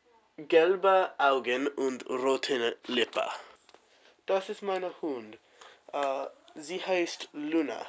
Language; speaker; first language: German; non-native, learner; English